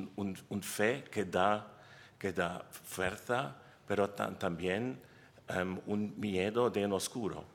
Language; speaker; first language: Spanish; non-native, learner; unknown